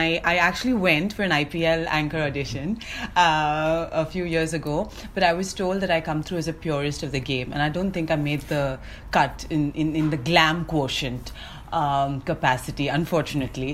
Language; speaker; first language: English; non-native, local second language; Malayalam